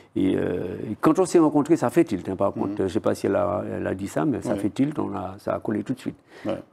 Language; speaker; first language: French; native; French